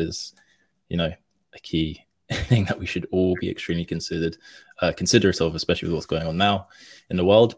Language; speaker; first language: English; native; English